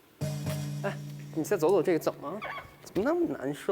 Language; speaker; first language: Chinese; native; Chinese